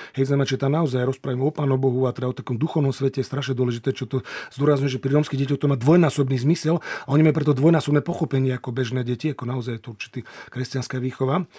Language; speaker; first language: Slovak; native; Slovak